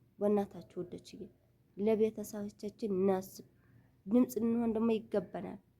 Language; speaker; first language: Amharic; non-native, local second language; Tigrinya